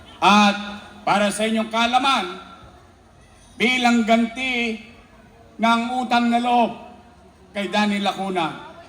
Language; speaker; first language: Filipino; native; Filipino